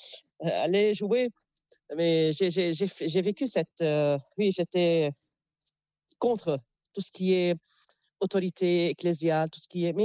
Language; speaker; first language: French; non-native, local second language; Arabic